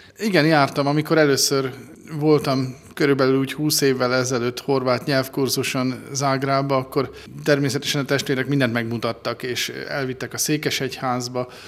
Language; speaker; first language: Hungarian; native; Hungarian